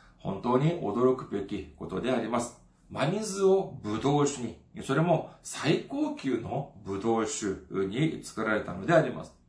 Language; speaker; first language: Japanese; non-native, fluent; Korean